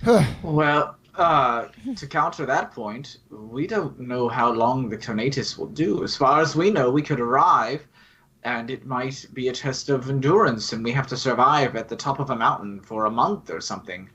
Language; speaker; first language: English; native; English